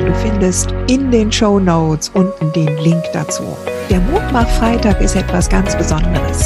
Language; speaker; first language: German; native; German